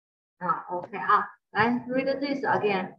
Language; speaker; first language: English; non-native, learner; Chinese